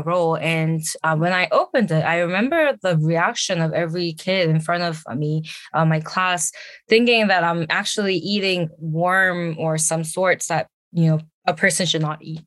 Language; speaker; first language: English; early bilingual, other home language; Korean